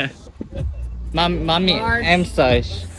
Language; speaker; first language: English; non-native, learner; Korean